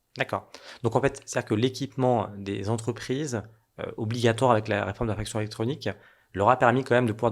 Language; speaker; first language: French; native; French